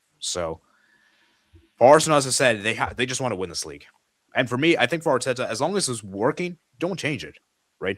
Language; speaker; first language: English; native; English